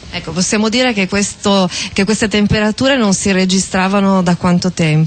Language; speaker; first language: Italian; native; Italian